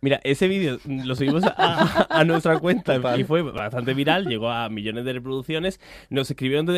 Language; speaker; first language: Spanish; native; Spanish